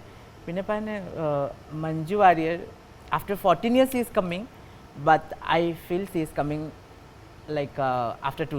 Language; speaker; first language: Malayalam; non-native, learner; Assamese